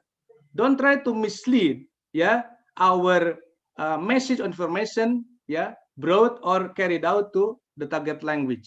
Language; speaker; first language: English; non-native, fluent; Indonesian